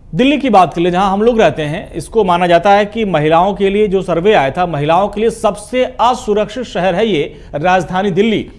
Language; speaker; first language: Hindi; native; Hindi